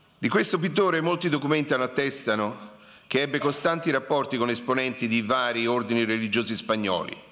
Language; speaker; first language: Italian; native; Italian